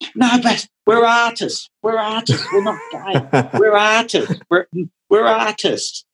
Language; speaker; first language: English; non-native, local second language; Dutch